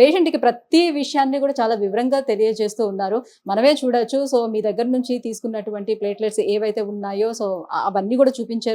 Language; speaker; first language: Telugu; native; Telugu